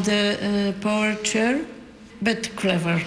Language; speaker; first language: English; non-native, learner; Polish